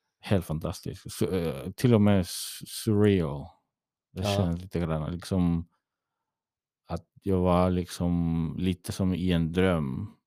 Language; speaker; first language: Swedish; early bilingual, heritage; English